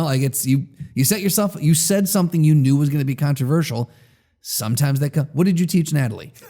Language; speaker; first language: English; native; English